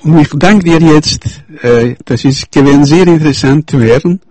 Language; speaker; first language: German; early bilingual, heritage; Yiddish